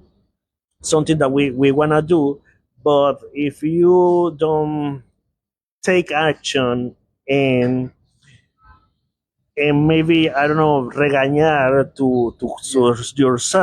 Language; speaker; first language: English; non-native, learner; Spanish